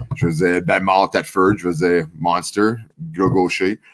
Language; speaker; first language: French; native; French